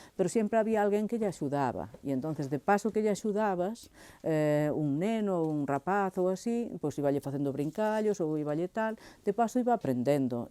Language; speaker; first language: Galician; native; Galician